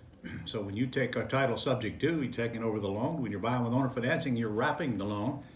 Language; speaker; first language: English; native; English